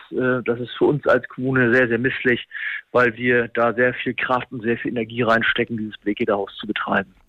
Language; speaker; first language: German; native; German